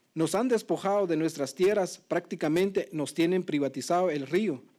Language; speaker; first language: Spanish; non-native, local second language; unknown